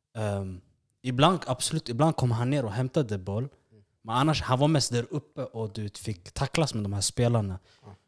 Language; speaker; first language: Swedish; early bilingual, other home language; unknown